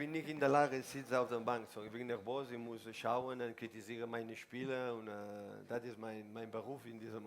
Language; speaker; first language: German; non-native, learner; Spanish